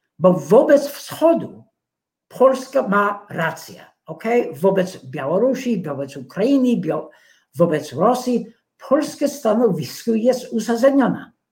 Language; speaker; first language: Polish; non-native, fluent; English